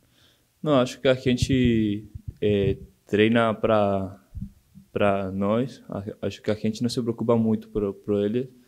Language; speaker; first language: Portuguese; non-native, local second language; Spanish